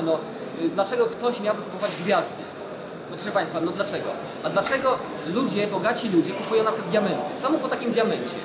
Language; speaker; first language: Polish; native; Polish